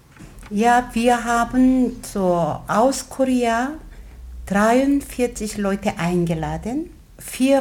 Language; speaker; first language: German; non-native, learner; Korean